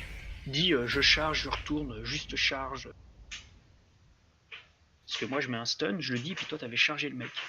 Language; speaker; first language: French; native; French